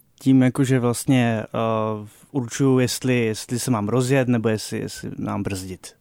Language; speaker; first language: Czech; native; Czech